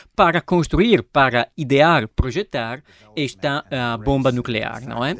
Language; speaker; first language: Portuguese; non-native, fluent; Italian